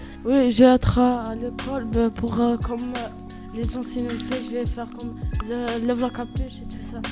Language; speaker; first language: French; non-native, learner; Arabic